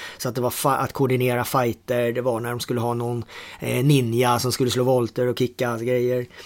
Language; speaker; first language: Swedish; native; Swedish